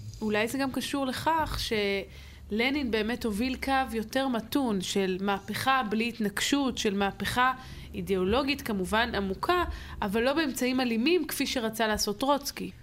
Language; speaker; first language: Hebrew; native; Hebrew